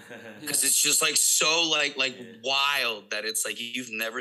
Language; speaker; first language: English; non-native, fluent; Spanish